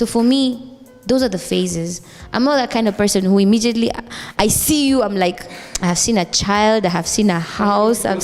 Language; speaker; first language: English; non-native, local second language; Swahili